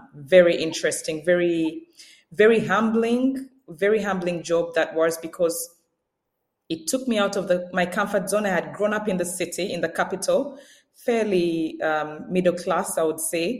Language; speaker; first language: English; non-native, local second language; Ganda